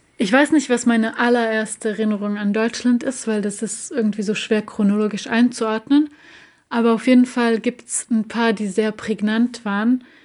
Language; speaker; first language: German; early bilingual, other home language; Bosnian